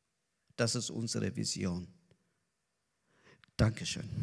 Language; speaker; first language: German; non-native, learner; Azerbaijani